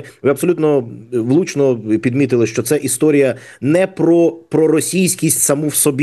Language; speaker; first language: Ukrainian; native; Ukrainian